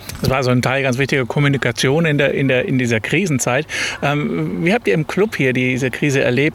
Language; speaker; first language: German; native; German